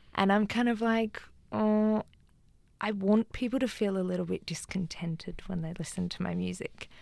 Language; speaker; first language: English; native; English